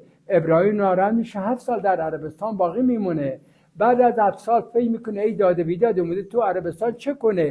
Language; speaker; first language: Persian; native; Persian